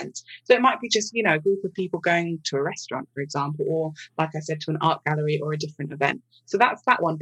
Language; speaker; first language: English; native; English